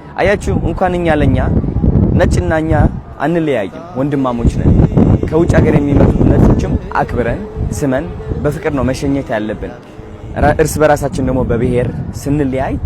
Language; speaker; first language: Amharic; non-native, local second language; Tigrinya